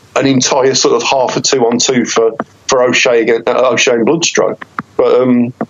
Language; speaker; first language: English; native; English